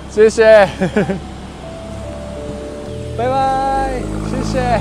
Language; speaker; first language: Chinese; non-native, learner; Japanese